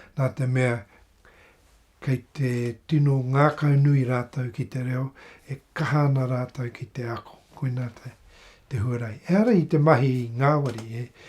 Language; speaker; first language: Māori; non-native, local second language; English